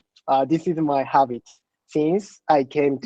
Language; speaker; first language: English; non-native, learner; Japanese